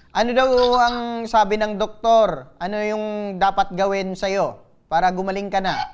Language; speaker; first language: Filipino; non-native, local second language; Bikol